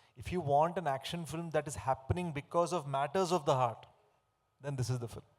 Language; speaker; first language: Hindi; non-native, fluent; Telugu